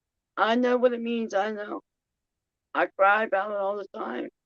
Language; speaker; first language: English; native; English